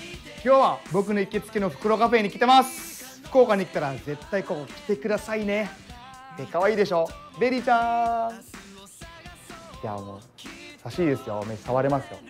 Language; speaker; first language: Japanese; early bilingual, other home language; Filipino